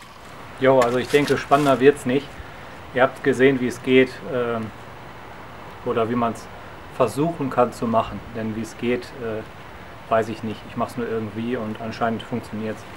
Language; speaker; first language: German; native; German